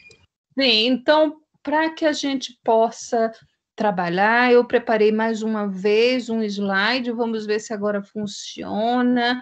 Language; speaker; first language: Portuguese; native; Portuguese